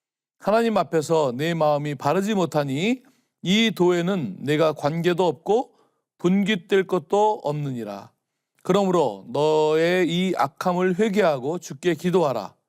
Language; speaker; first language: Korean; native; Korean